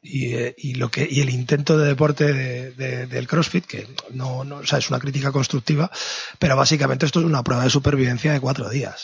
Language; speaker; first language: Spanish; native; Spanish